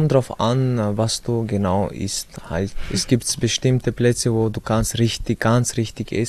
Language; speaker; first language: German; early bilingual, other home language; Chechen